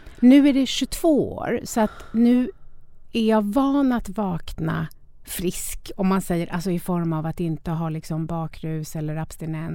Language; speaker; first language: Swedish; native; Swedish